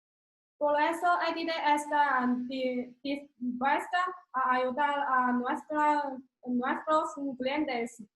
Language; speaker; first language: Spanish; non-native, learner; Chinese